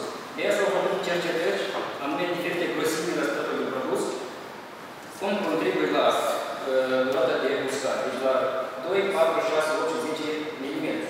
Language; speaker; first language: Romanian; native; Romanian